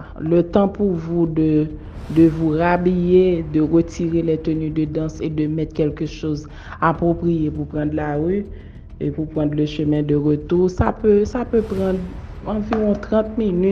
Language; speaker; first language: French; non-native, local second language; Haitian Creole